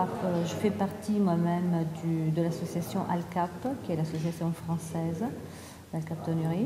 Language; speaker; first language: French; non-native, fluent; Italian